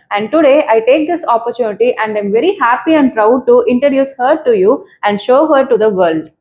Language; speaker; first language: English; non-native, local second language; Tamil